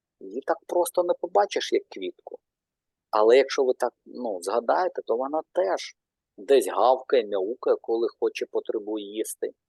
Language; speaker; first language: Ukrainian; non-native, local second language; Russian